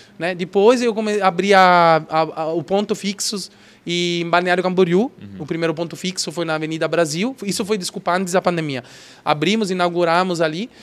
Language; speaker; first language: Portuguese; non-native, fluent; Italian